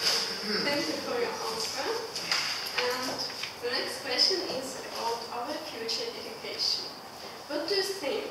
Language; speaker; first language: English; non-native, learner; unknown